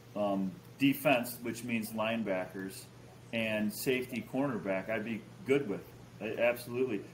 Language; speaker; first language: English; native; English